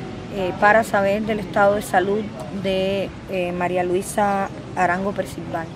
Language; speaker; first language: Spanish; native; Spanish